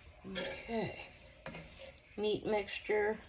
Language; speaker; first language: English; native; English